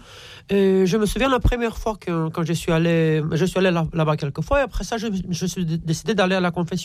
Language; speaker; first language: French; non-native, fluent; Romanian